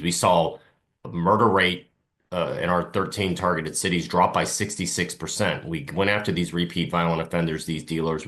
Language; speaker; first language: English; native; English